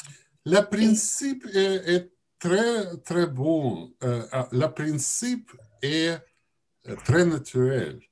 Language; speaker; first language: French; non-native, learner; Russian